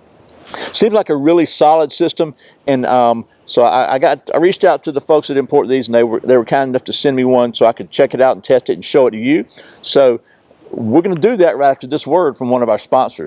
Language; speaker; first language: English; native; English